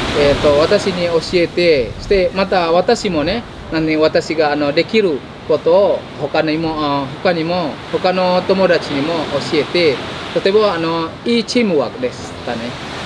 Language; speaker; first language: Japanese; non-native, fluent; Indonesian